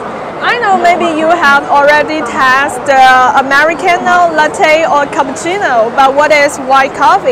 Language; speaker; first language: English; non-native, fluent; Chinese